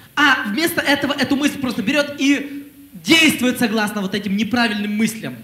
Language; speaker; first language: Russian; native; Russian